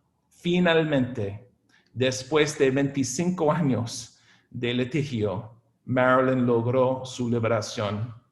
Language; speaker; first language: Spanish; non-native, fluent; English